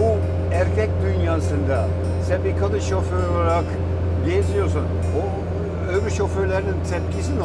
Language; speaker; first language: Turkish; non-native, fluent; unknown